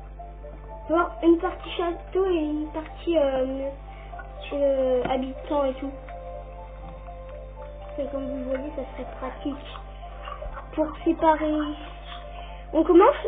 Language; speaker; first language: French; native; French